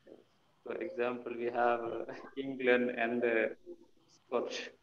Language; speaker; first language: English; non-native, learner; French